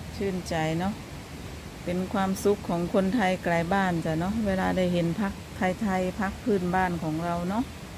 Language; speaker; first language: Thai; native; Thai